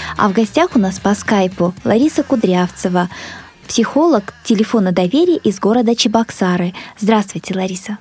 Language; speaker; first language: Russian; non-native, local second language; Buriat